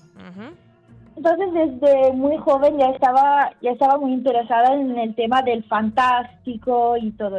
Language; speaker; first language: Spanish; early bilingual, heritage; Spanish